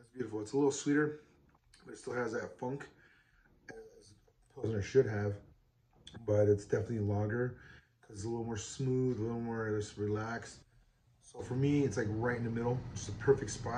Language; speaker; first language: English; native; English